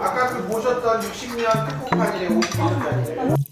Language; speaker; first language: Korean; native; Korean